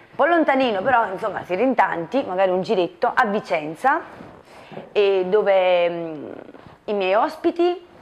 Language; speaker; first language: Italian; native; Italian